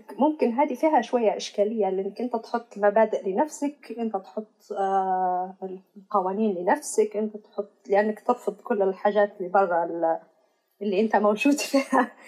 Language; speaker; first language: Arabic; native; Arabic